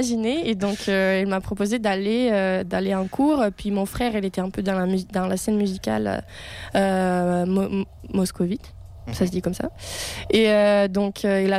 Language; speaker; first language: French; non-native, fluent; Russian